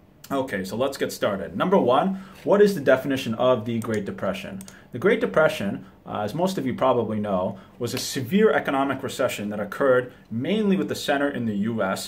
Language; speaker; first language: English; early bilingual, other home language; Japanese